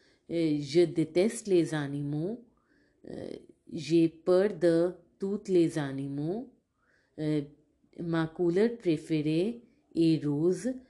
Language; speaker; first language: French; non-native, fluent; Hindi